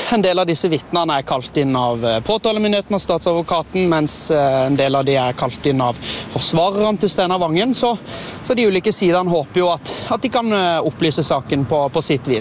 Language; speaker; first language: Norwegian; native; Norwegian